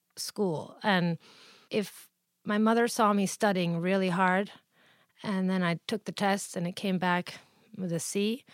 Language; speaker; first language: English; early bilingual, other home language; Italian